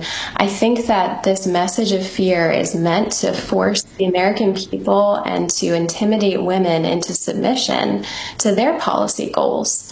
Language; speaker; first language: English; native; English